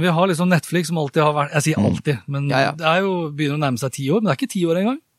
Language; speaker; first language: Norwegian; native; Norwegian